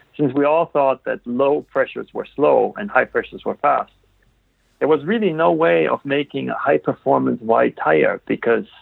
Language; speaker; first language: English; non-native, fluent; German